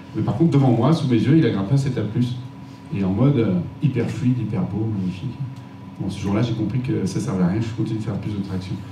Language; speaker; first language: French; native; French